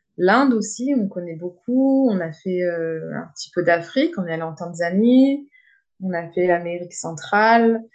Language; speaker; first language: French; native; French